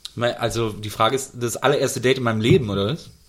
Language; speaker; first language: German; native; German